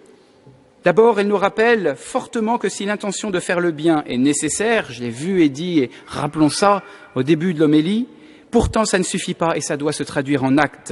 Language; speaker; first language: French; native; French